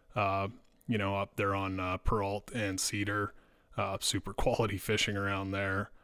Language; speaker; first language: English; native; English